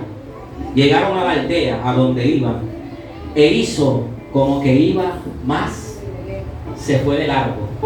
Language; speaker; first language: Spanish; native; Spanish